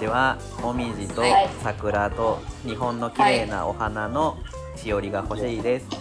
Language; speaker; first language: Japanese; native; Japanese